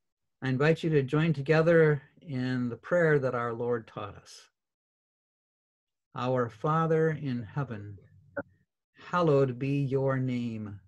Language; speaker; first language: English; native; English